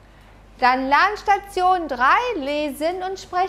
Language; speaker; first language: German; non-native, fluent; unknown